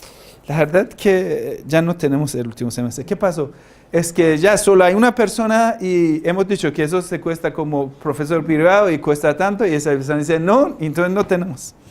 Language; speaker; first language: Spanish; non-native, fluent; Persian